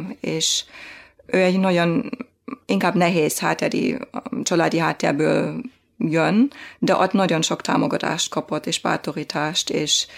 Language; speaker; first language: Hungarian; non-native, fluent; German